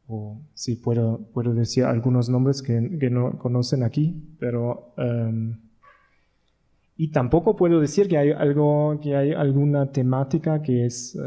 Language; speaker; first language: Spanish; non-native, learner; German